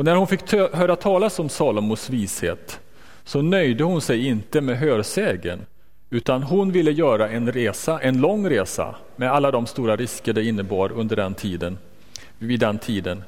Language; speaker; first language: Swedish; native; Swedish